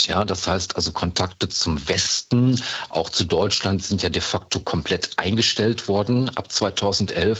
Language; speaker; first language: German; native; German